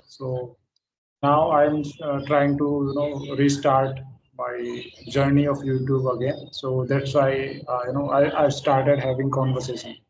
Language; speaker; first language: English; non-native, fluent; Hindi